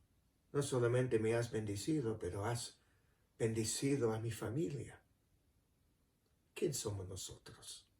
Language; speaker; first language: Spanish; non-native, fluent; English